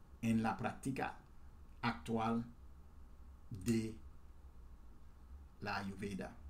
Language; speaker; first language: Spanish; non-native, fluent; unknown